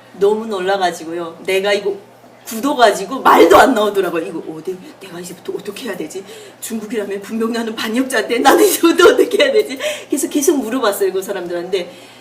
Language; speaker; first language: Korean; native; Korean